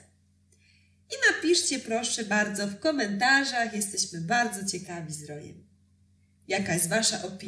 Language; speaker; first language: Polish; native; Polish